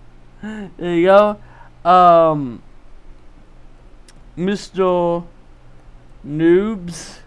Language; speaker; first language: English; native; English